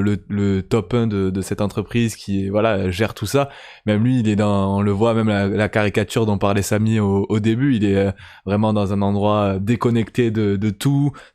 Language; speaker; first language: French; native; French